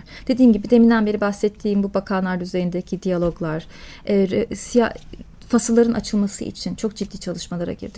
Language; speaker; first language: Turkish; native; Turkish